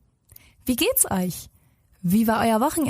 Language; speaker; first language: German; native; German